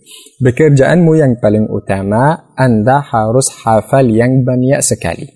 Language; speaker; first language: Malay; non-native, fluent; Arabic